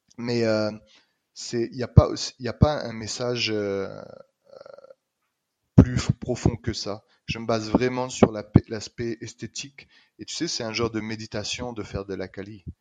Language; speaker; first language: French; native; French